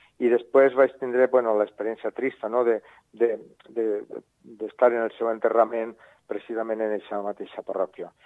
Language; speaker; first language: Catalan; native; Catalan